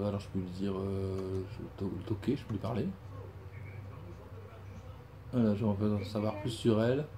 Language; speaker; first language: French; native; French